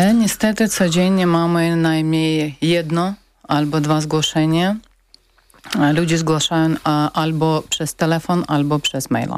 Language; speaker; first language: Polish; non-native, learner; Ukrainian